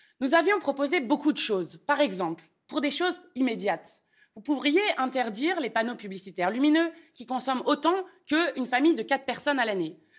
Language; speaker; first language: French; native; French